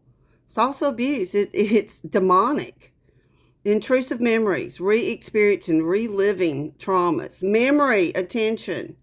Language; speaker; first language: English; native; English